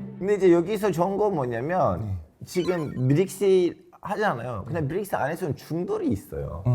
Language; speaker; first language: Korean; non-native, fluent; Turkish